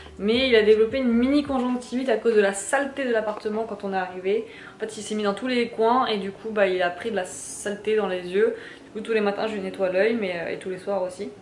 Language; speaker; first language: French; native; French